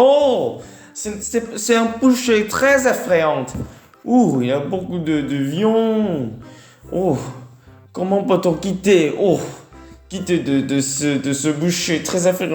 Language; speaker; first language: French; non-native, learner; Vietnamese